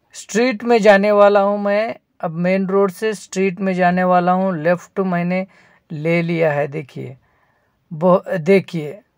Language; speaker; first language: Hindi; non-native, local second language; Marathi